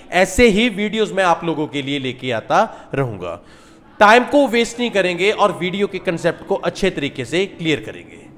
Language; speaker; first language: Hindi; non-native, local second language; Punjabi